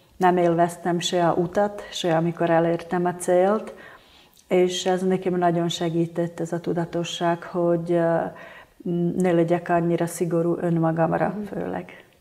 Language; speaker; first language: Hungarian; non-native, local second language; Slovak